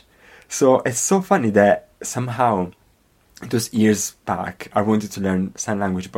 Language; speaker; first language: English; non-native, fluent; Italian